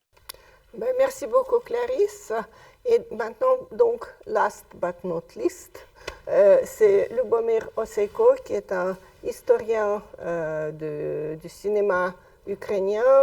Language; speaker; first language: French; non-native, fluent; Russian